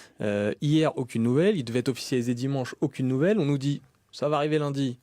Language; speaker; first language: French; native; French